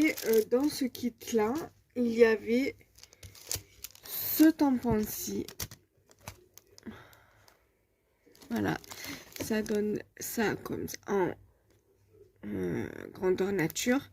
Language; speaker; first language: French; native; French